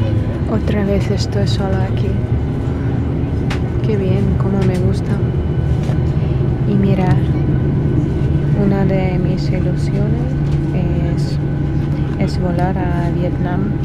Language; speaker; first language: Spanish; non-native, fluent; Russian